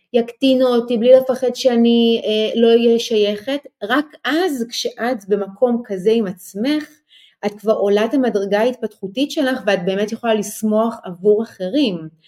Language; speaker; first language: Hebrew; early bilingual, other home language; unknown